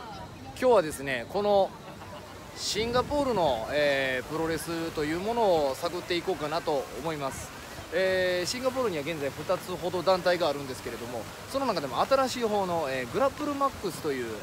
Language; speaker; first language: Japanese; native; Japanese